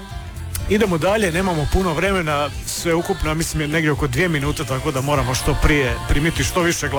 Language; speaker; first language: Serbian; native; Serbian